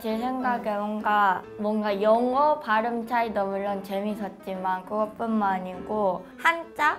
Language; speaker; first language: Korean; non-native, fluent; Japanese